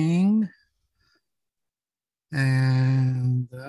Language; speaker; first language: English; non-native, learner; Japanese